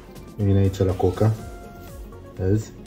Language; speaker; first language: Romanian; non-native, learner; Arabic